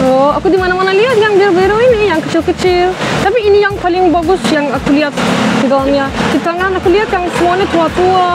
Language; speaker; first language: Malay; non-native, fluent; Turkish